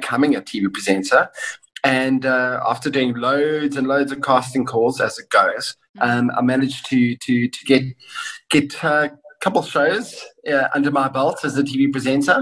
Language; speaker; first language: English; native; English